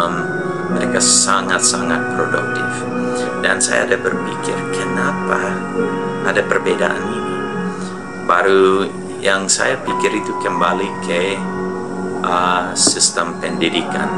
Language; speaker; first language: Indonesian; non-native, fluent; English